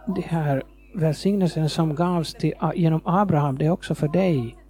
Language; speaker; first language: Swedish; non-native, fluent; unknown